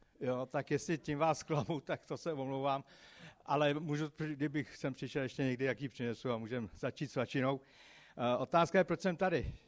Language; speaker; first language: Czech; native; Czech